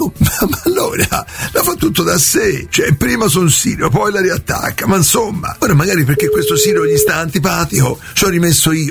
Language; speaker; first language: Italian; native; Italian